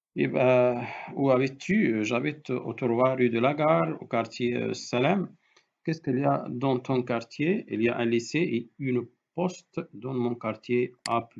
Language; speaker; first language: French; non-native, fluent; Arabic